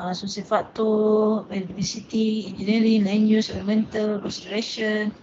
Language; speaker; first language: English; non-native, local second language; Malay